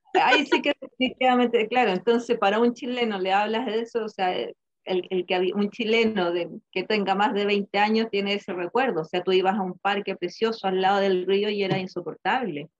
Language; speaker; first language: Spanish; native; Spanish